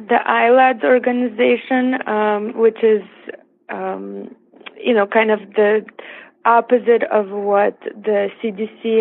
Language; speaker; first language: English; non-native, fluent; Russian